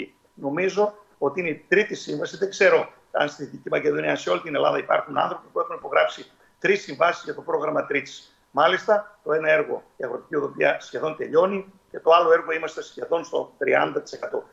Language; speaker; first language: Greek; native; Greek